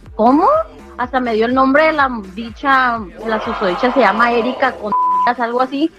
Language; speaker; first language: Spanish; native; Spanish